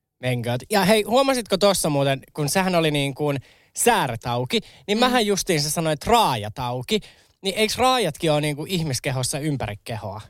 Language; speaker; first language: Finnish; native; Finnish